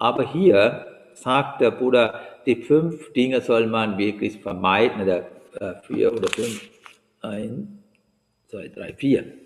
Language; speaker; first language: German; non-native, learner; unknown